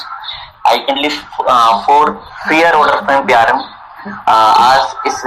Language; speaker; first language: German; non-native, learner; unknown